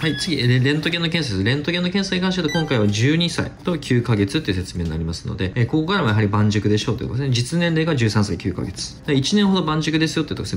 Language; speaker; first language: Japanese; native; Japanese